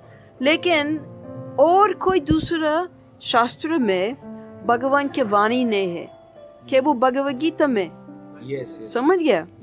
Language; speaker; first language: Hindi; non-native, fluent; English